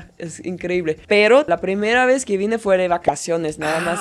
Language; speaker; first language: Spanish; non-native, fluent; German